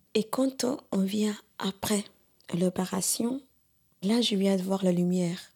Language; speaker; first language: French; early bilingual, other home language; Somali